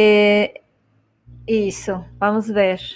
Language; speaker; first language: Portuguese; non-native, fluent; Spanish